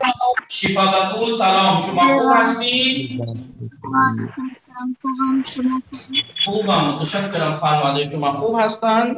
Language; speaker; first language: Persian; non-native, fluent; Urdu